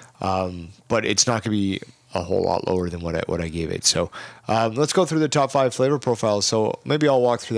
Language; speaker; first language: English; native; English